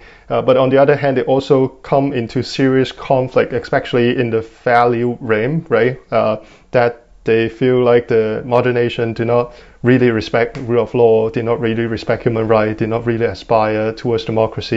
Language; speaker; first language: English; non-native, local second language; Cantonese